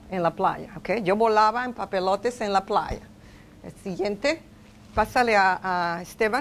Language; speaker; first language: Spanish; non-native, fluent; English